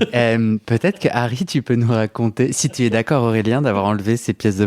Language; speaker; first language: French; native; French